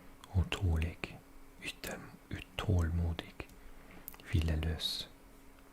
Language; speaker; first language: Swedish; non-native, learner; English